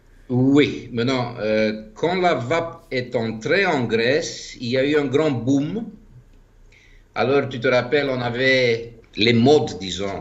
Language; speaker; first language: French; non-native, fluent; Greek